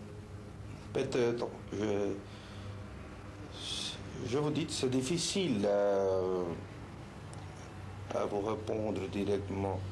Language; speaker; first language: French; non-native, fluent; Spanish